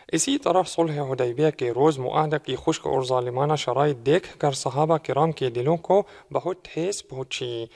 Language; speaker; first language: Urdu; non-native, fluent; Arabic